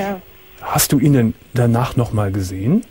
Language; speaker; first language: German; native; German